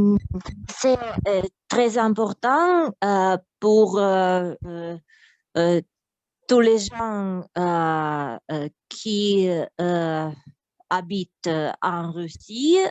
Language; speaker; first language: French; non-native, learner; Russian